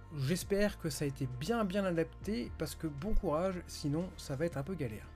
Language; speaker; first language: French; native; French